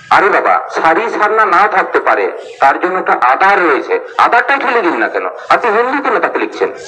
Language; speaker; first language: Bangla; non-native, local second language; Santali